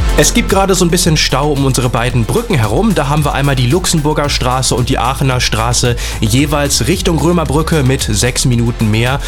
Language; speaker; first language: German; native; German